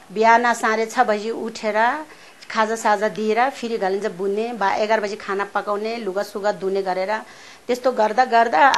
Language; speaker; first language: Nepali; non-native, local second language; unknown